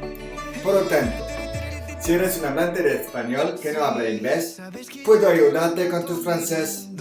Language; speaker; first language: Spanish; non-native, fluent; French